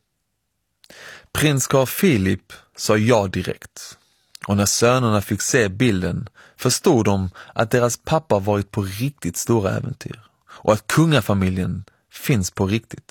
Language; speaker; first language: Swedish; early bilingual, other home language; Persian